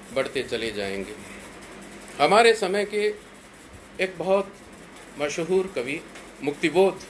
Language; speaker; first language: Hindi; native; Hindi